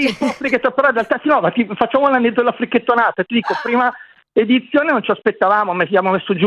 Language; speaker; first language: Italian; native; Italian